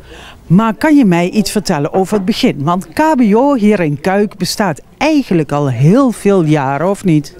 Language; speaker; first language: Dutch; native; Dutch